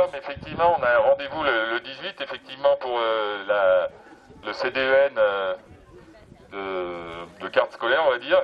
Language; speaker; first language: French; native; French